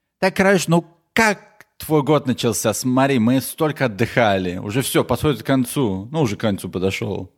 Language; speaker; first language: Russian; early bilingual, heritage; Russian